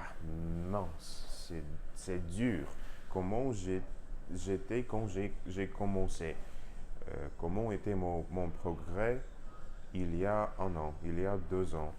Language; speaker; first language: French; non-native, learner; Russian